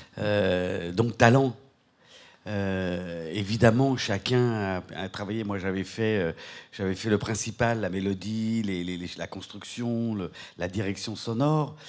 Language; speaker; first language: French; native; French